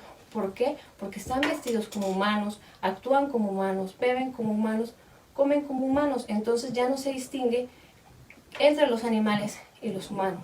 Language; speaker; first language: Spanish; native; Spanish